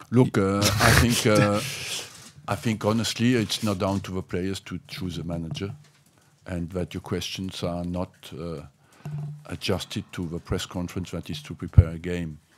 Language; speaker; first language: English; non-native, fluent; French